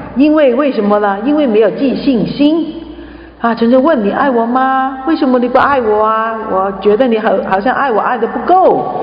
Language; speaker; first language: Chinese; non-native, local second language; Cantonese